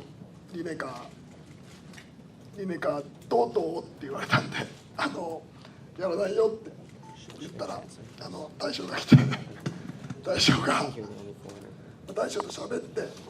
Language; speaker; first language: Japanese; native; Japanese